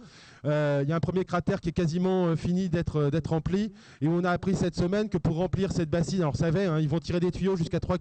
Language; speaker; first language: French; native; French